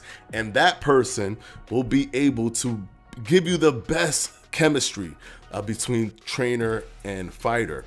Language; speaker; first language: English; native; English